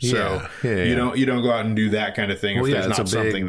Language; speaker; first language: English; native; English